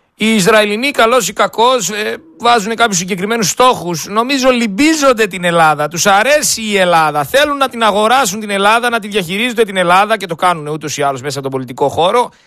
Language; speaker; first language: Greek; native; Greek